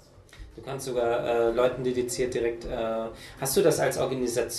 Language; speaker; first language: German; native; German